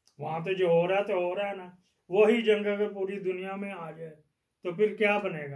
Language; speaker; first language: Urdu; non-native, local second language; Punjabi